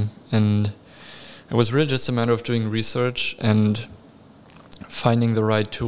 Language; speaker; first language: English; non-native, fluent; German